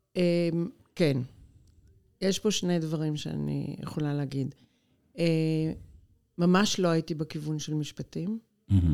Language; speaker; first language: Hebrew; native; Hebrew